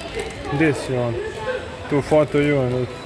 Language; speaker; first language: English; non-native, learner; Serbian